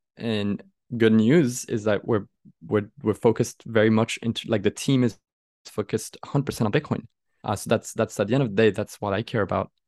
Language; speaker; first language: English; non-native, fluent; French